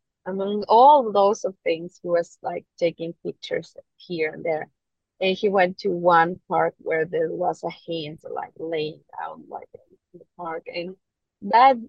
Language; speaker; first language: English; non-native, fluent; Spanish